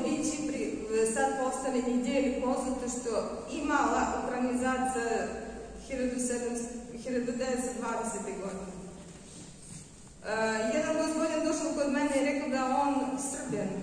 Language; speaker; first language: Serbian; non-native, fluent; Russian